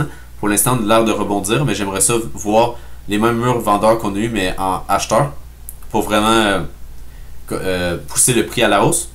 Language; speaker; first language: French; native; French